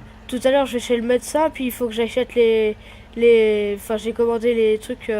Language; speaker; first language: French; native; French